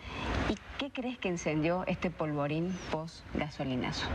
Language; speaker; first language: Spanish; native; Spanish